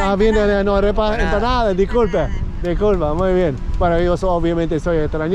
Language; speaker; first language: Spanish; non-native, learner; English